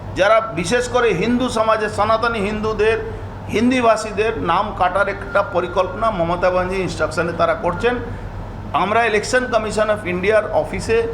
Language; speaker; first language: Bangla; non-native, local second language; Hindi